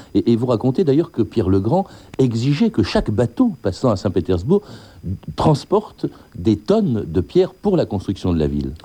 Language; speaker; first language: French; native; French